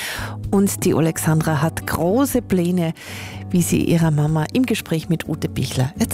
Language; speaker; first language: German; native; German